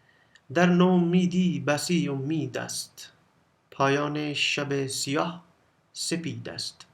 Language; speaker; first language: Persian; non-native, fluent; Urdu